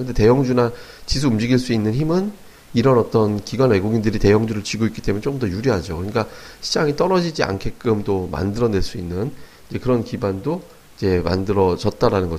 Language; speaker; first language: Korean; native; Korean